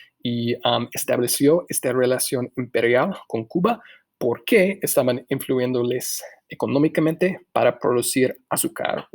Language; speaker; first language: Spanish; non-native, fluent; English